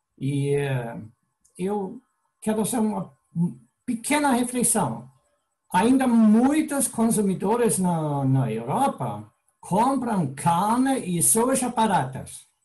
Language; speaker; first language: Portuguese; non-native, fluent; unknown